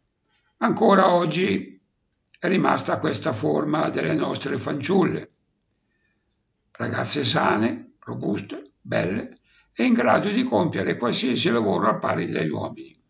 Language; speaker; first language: Italian; native; Italian